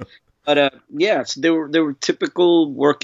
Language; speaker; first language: English; non-native, fluent; Swedish